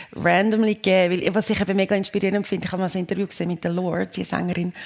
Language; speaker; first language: German; native; German